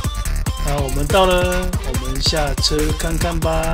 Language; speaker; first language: Chinese; native; Chinese